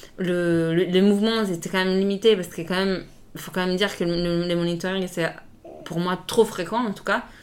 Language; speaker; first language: French; non-native, fluent; Italian